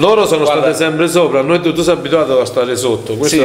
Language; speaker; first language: Italian; native; Italian